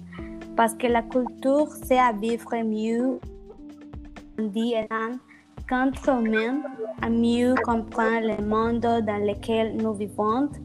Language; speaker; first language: French; non-native, learner; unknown